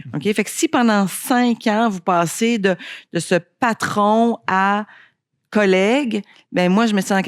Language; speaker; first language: French; native; French